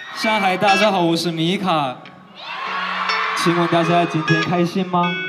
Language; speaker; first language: Chinese; non-native, fluent; Japanese